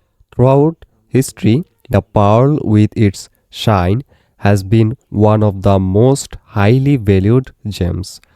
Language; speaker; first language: English; non-native, local second language; Bangla